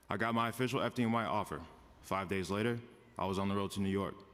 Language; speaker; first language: English; native; English